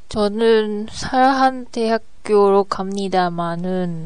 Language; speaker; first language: Korean; non-native, learner; Japanese